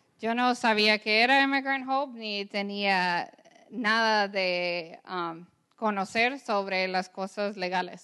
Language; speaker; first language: Spanish; early bilingual, other home language; English